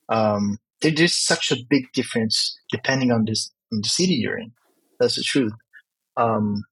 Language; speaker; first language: English; non-native, fluent; French